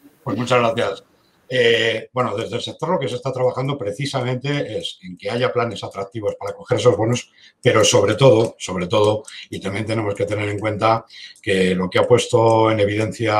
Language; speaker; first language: Spanish; native; Spanish